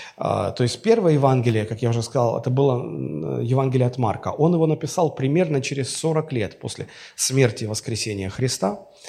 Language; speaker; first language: Russian; native; Russian